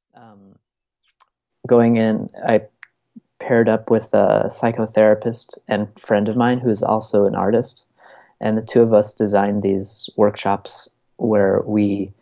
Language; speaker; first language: English; native; English